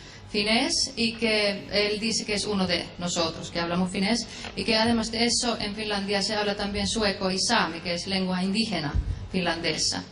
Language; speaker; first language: Spanish; non-native, fluent; Finnish